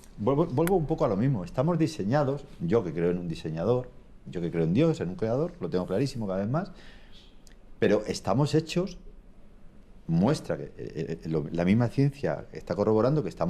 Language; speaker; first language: Spanish; native; Spanish